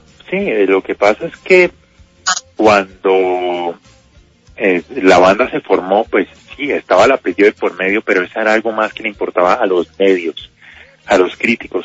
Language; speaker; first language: Spanish; native; Spanish